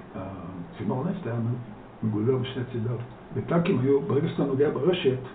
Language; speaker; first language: Hebrew; early bilingual, other home language; Dutch